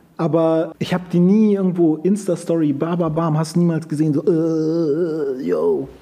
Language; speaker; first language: German; early bilingual, other home language; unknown